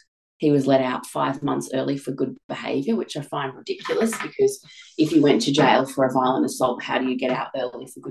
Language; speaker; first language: English; native; English